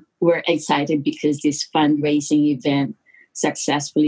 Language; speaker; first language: English; non-native, local second language; Filipino